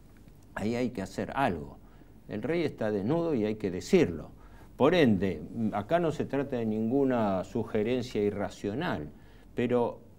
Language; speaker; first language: Spanish; native; Spanish